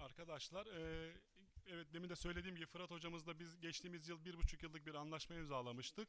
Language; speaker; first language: Turkish; native; Turkish